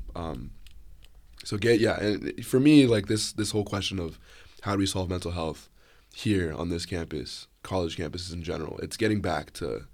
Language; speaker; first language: English; native; English